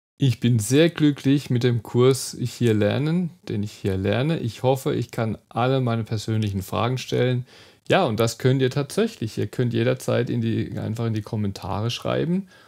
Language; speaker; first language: German; native; German